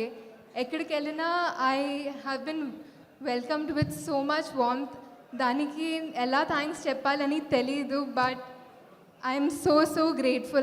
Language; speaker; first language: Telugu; non-native, fluent; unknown